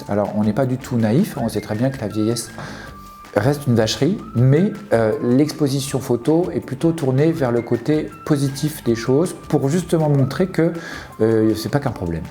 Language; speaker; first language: French; native; French